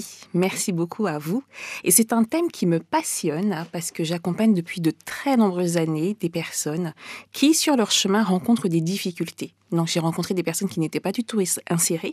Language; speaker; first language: French; native; French